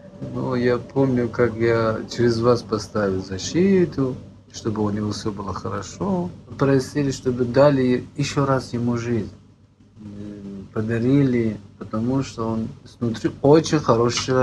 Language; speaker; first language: Russian; non-native, fluent; Persian